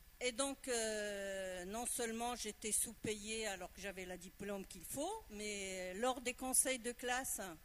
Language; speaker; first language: French; non-native, local second language; Arabic